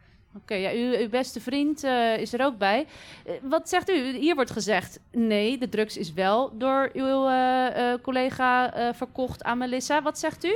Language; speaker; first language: Dutch; native; Dutch